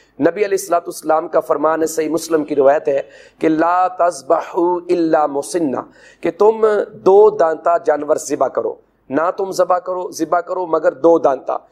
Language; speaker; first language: Urdu; non-native, local second language; Punjabi